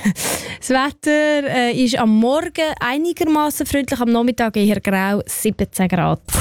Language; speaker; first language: German; native; German